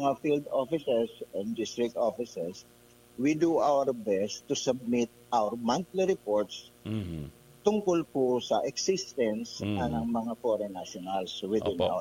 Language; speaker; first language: English; non-native, local second language; Bikol